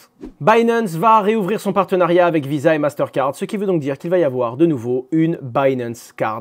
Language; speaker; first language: French; native; French